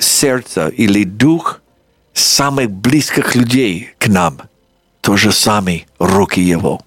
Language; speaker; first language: Russian; non-native, fluent; English